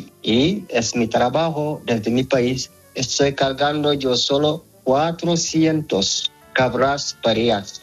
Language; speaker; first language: Spanish; non-native, learner; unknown